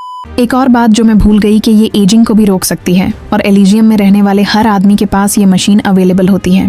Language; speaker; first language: Hindi; native; Hindi